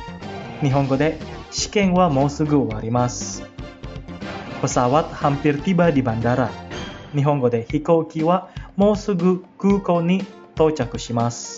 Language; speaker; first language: Japanese; non-native, fluent; Indonesian